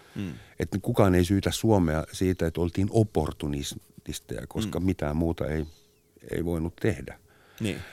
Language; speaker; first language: Finnish; non-native, fluent; German